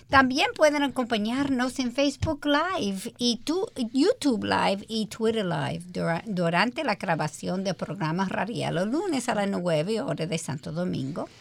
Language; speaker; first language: Spanish; early bilingual, heritage; English